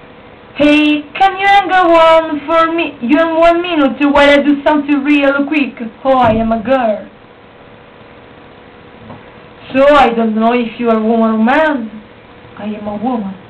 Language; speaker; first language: English; non-native, learner; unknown